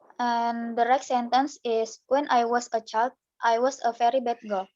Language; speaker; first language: English; non-native, learner; Indonesian